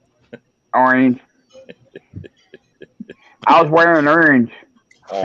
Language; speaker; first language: English; native; English